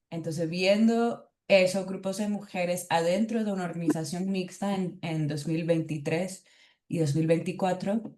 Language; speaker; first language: Spanish; early bilingual, heritage; Spanish